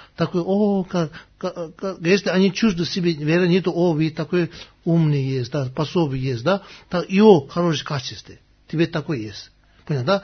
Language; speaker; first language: Russian; non-native, learner; Tibetan